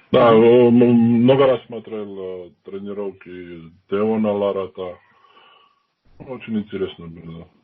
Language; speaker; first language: Russian; non-native, fluent; Georgian